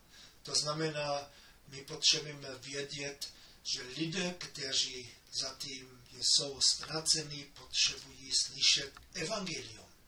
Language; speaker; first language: Czech; non-native, fluent; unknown